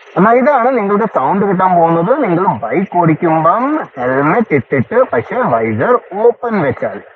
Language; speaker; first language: Malayalam; early bilingual, heritage; Malayalam